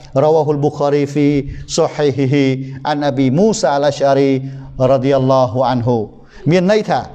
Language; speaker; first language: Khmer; non-native, local second language; Eastern Cham